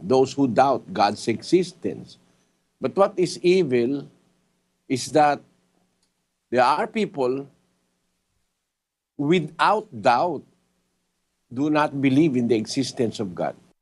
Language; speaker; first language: English; non-native, local second language; Filipino